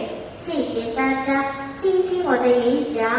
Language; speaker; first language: Chinese; non-native, learner; Korean